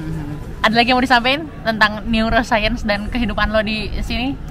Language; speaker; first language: Indonesian; native; Indonesian